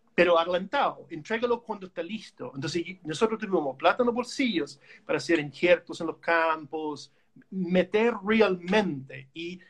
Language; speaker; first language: Spanish; non-native, fluent; English